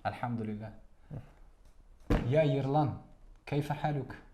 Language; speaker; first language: Arabic; non-native, fluent; Kazakh